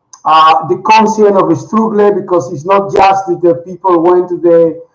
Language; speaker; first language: English; non-native, learner; Spanish